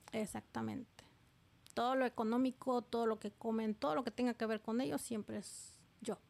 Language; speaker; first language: Spanish; native; Spanish